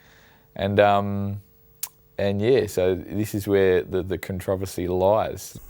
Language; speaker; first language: English; native; English